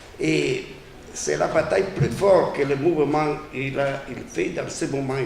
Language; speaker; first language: French; non-native, fluent; Italian